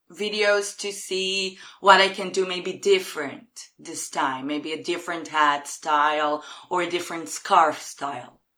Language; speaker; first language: English; non-native, fluent; Hebrew